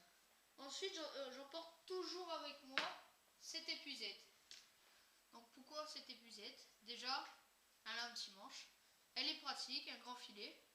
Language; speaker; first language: French; native; French